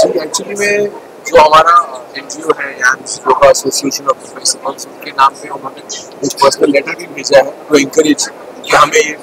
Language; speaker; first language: Hindi; native; Hindi